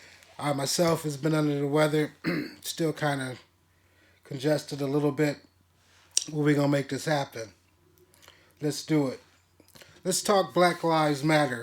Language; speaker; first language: English; native; English